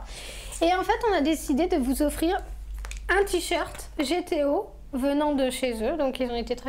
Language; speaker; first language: French; native; French